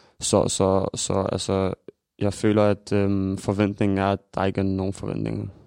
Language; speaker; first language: Danish; early bilingual, other home language; Albanian